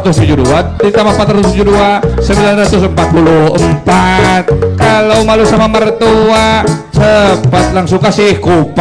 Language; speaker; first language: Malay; non-native, local second language; Sundanese